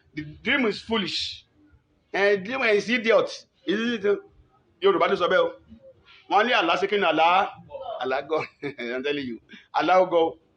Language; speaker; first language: English; non-native, local second language; Yoruba